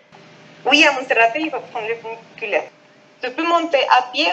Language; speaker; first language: French; non-native, fluent; Spanish